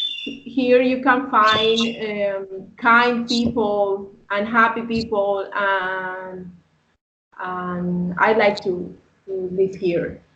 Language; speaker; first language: English; non-native, learner; Spanish